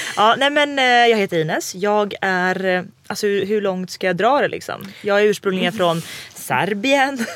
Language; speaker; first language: Swedish; early bilingual, other home language; Serbian